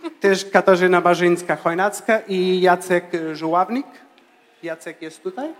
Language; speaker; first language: Polish; non-native, fluent; Portuguese